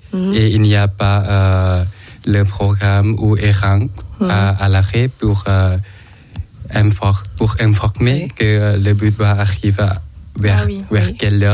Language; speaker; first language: French; non-native, learner; Thai